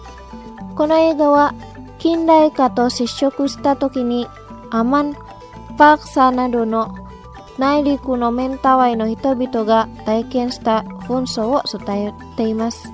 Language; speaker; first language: Japanese; non-native, fluent; Indonesian